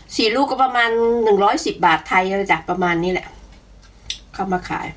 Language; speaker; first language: Thai; non-native, local second language; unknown